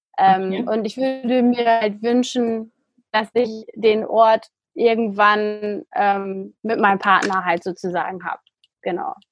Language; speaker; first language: German; native; German